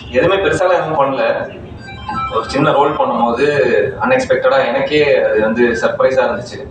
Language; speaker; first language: Tamil; native; Tamil